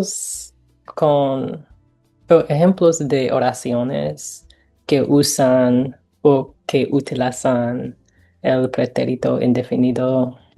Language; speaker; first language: Spanish; non-native, learner; English